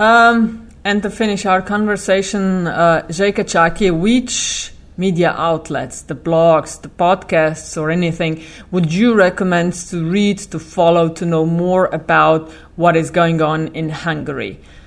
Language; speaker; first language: English; non-native, fluent; Slovenian